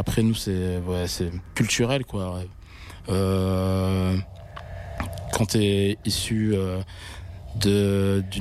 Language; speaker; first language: French; native; French